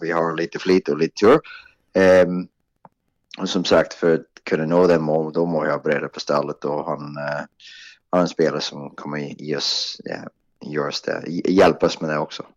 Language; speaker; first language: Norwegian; non-native, fluent; Swedish